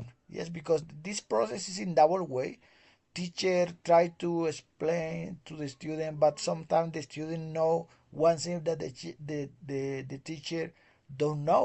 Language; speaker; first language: English; non-native, learner; Spanish